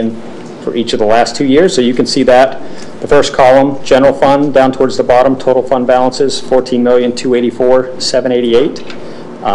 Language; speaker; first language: English; native; English